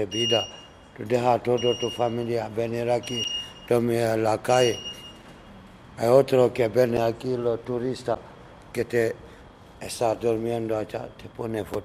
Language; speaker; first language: Spanish; non-native, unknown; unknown